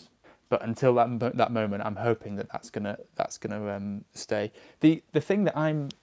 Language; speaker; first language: English; native; English